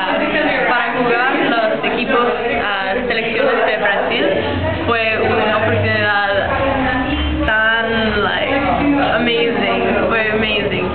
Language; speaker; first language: Spanish; non-native, learner; English